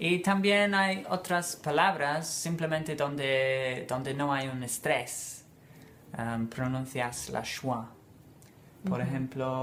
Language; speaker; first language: Spanish; non-native, fluent; English